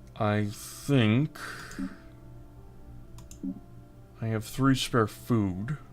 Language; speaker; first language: English; native; English